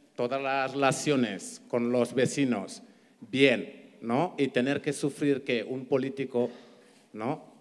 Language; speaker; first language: Spanish; non-native, fluent; Wolof